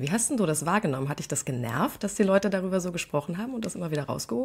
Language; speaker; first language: German; native; German